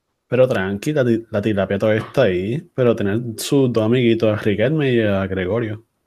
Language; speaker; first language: Spanish; early bilingual, heritage; Spanish